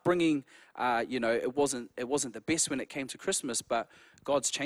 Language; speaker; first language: English; native; English